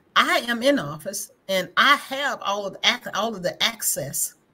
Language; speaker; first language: English; native; English